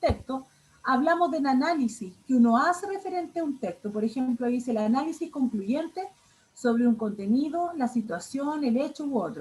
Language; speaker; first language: Spanish; native; Spanish